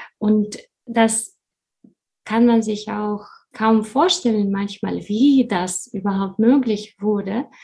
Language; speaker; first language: German; non-native, fluent; Russian